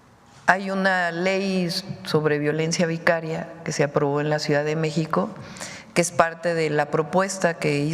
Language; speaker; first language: Spanish; native; Spanish